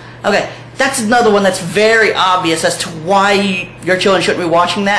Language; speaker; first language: English; native; English